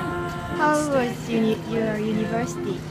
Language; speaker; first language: English; non-native, learner; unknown